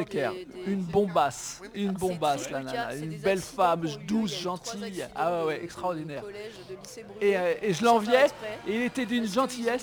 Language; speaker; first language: French; native; French